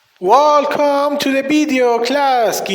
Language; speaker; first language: English; non-native, learner; Spanish